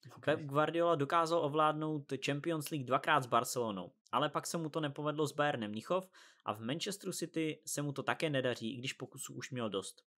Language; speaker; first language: Czech; native; Czech